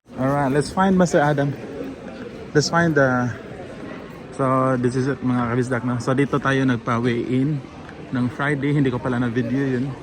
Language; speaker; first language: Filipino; non-native, local second language; Cebuano